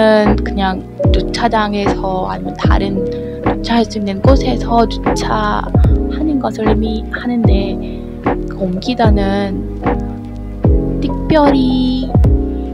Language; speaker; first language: Korean; non-native, learner; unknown